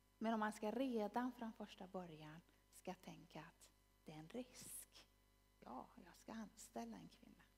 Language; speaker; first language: Swedish; non-native, fluent; Persian